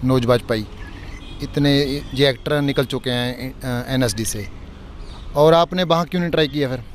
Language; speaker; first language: Hindi; non-native, local second language; Punjabi